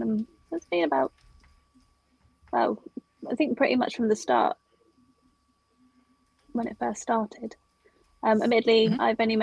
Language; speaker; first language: English; native; English